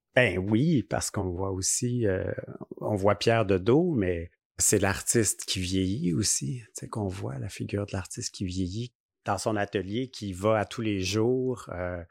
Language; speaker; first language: French; native; French